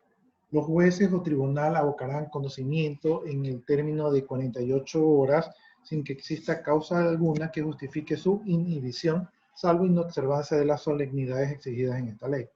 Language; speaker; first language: Spanish; native; Spanish